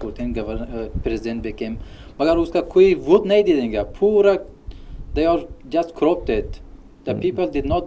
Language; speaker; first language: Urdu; non-native, learner; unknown